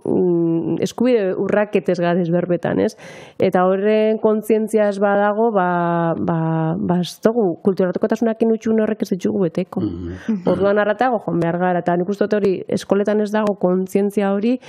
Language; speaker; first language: Basque; native; Basque